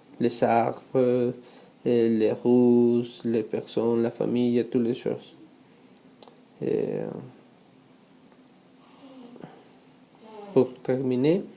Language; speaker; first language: French; non-native, learner; Spanish